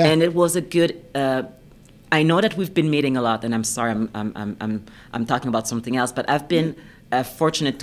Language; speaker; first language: English; non-native, fluent; French